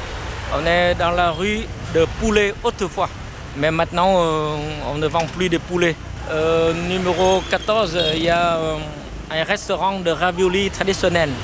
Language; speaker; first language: French; non-native, fluent; Vietnamese